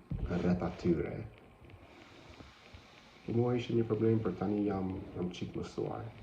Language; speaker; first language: Albanian; non-native, learner; English